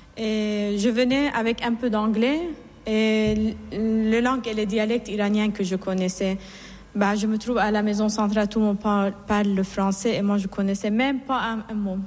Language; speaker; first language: French; non-native, fluent; Persian